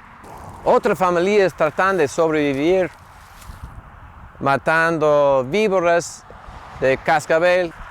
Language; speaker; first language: Spanish; non-native, fluent; English